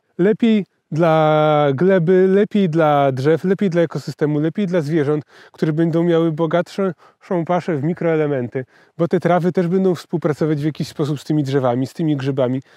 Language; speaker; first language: Polish; native; Polish